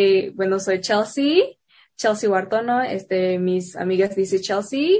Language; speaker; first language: Spanish; non-native, fluent; Indonesian